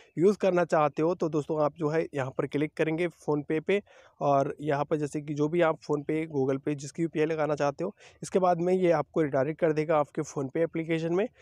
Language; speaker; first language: Hindi; native; Hindi